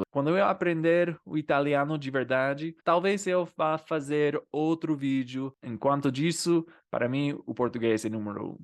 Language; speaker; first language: Portuguese; non-native, fluent; English